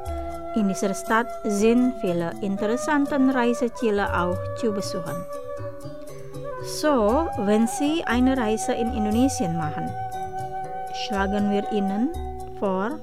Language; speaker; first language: German; non-native, learner; Indonesian